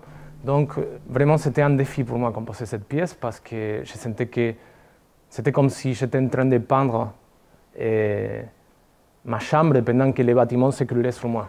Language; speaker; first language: French; non-native, fluent; Spanish